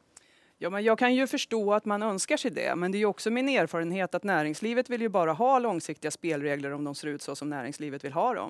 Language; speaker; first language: Swedish; native; Swedish